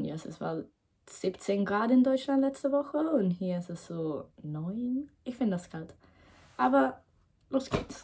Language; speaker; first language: German; non-native, learner; Swedish